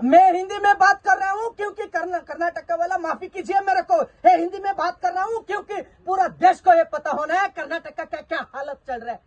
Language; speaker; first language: Hindi; non-native, local second language; Kannada